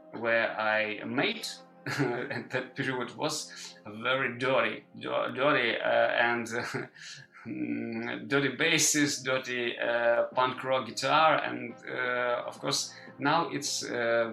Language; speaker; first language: English; non-native, learner; Ukrainian